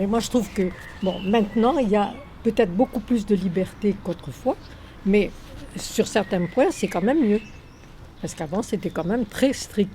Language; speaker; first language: French; native; French